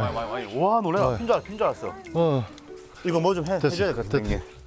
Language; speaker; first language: Korean; native; Korean